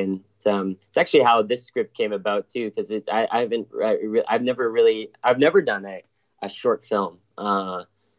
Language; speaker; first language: English; native; English